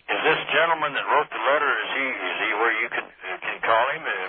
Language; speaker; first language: English; native; English